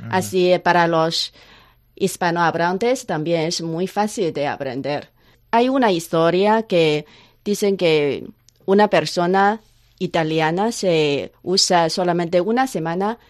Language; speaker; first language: Spanish; non-native, learner; Chinese